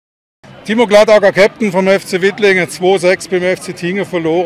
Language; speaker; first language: German; native; German